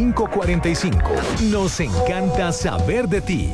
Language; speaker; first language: Spanish; native; Spanish